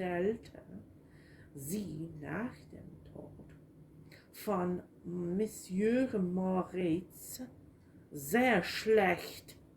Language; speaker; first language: German; non-native, learner; English